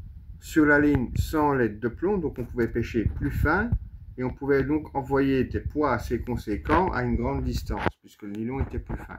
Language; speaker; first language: French; native; French